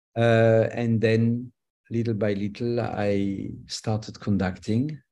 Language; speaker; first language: English; non-native, fluent; French